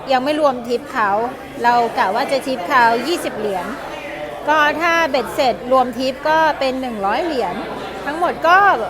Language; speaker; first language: Thai; native; Thai